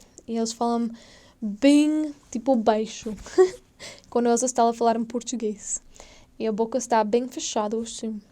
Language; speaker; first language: Portuguese; non-native, fluent; English